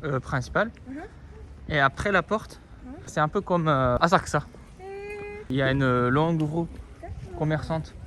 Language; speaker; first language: French; non-native, fluent; Japanese